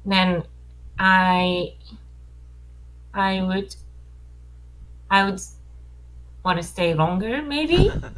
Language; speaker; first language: English; non-native, learner; Japanese